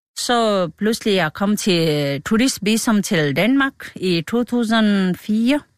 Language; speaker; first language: Danish; non-native, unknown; Nepali